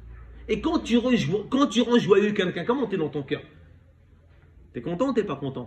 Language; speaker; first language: French; native; French